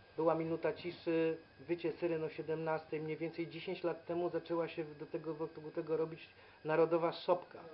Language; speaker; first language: Polish; native; Polish